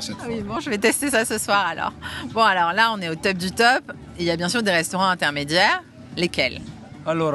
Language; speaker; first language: French; native; French